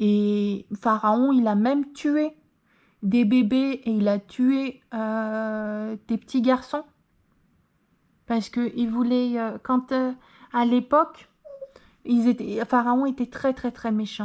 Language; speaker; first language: French; native; French